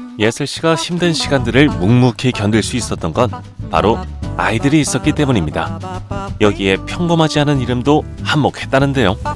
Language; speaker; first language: Korean; native; Korean